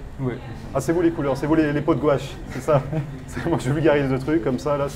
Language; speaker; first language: French; native; French